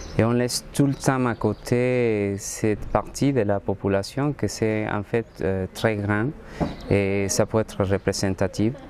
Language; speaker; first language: French; non-native, fluent; Spanish